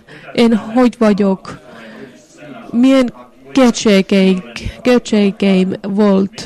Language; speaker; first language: Hungarian; non-native, fluent; Finnish